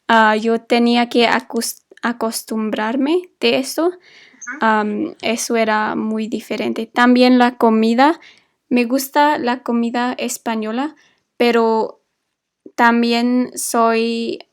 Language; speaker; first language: Spanish; non-native, fluent; English